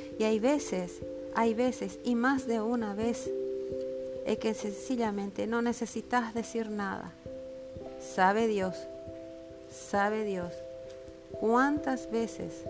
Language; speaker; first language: Spanish; native; Spanish